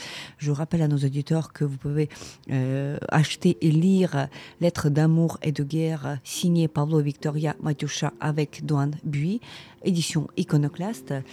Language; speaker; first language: French; non-native, fluent; Ukrainian